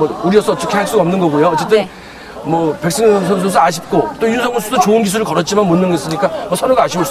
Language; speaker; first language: Korean; native; Korean